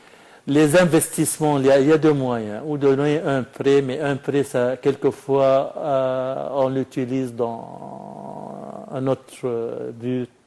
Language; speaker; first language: French; non-native, fluent; Arabic